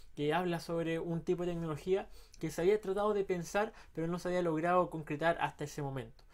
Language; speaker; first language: Spanish; native; Spanish